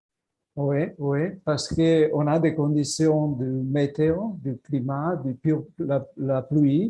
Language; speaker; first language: French; non-native, fluent; Italian